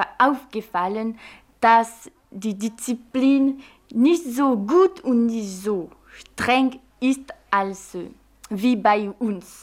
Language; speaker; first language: German; non-native, fluent; French